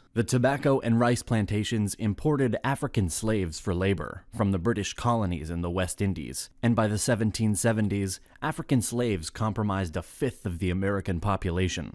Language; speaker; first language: English; non-native, fluent; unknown